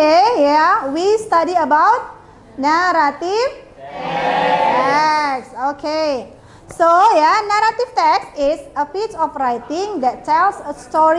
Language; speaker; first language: English; non-native, fluent; Indonesian